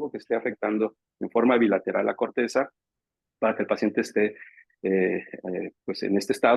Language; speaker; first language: Spanish; native; Spanish